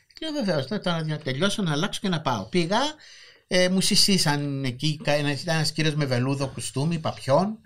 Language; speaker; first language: Greek; native; Greek